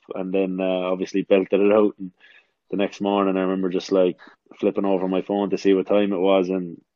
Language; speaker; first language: English; native; English